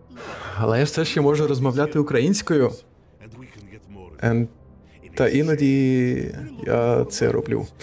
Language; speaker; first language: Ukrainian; non-native, local second language; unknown